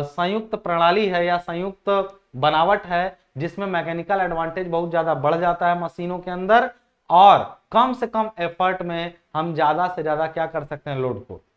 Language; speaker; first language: Hindi; native; Hindi